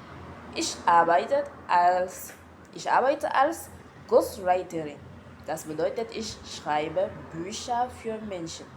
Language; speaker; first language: German; non-native, learner; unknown